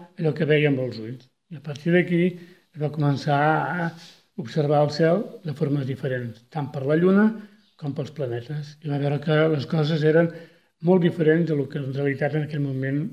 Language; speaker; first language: Catalan; native; Catalan